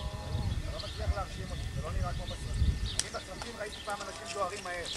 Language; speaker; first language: Hebrew; native; Hebrew